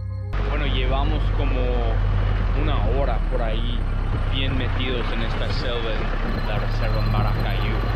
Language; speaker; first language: Spanish; non-native, fluent; English